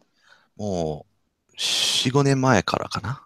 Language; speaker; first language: Japanese; non-native, fluent; English